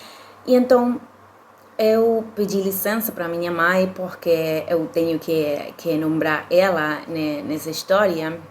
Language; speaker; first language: Portuguese; non-native, fluent; Spanish